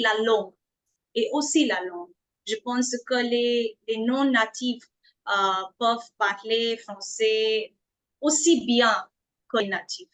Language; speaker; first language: French; non-native, fluent; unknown